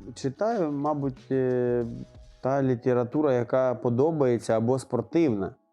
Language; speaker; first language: Ukrainian; non-native, local second language; Russian